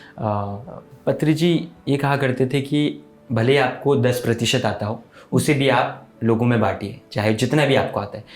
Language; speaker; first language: Hindi; native; Hindi